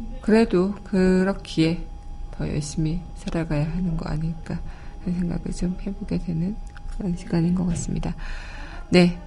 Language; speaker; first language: Korean; native; Korean